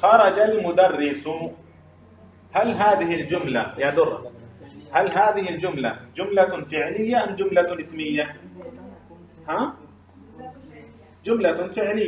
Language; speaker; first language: Arabic; non-native, fluent; Urdu